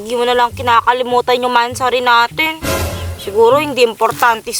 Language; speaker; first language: Filipino; native; Filipino